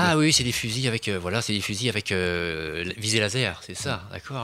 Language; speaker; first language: French; native; French